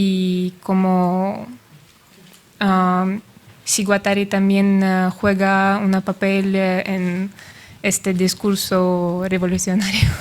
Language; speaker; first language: Spanish; non-native, fluent; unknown